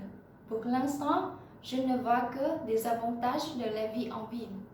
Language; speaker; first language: French; non-native, learner; Vietnamese